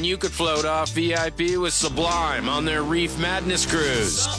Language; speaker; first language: English; native; English